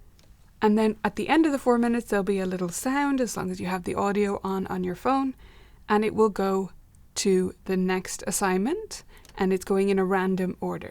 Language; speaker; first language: English; native; English